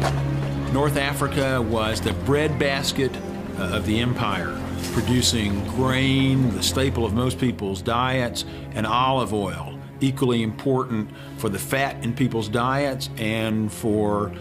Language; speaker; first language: English; native; English